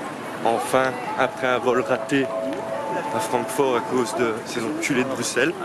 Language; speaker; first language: French; native; French